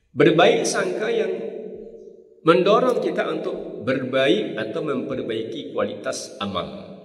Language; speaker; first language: Malay; non-native, local second language; Minangkabau